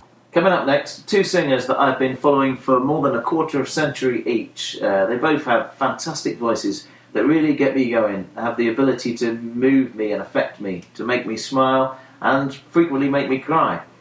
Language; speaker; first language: English; native; English